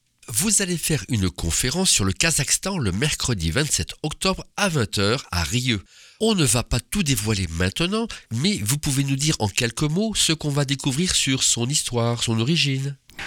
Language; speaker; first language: French; native; French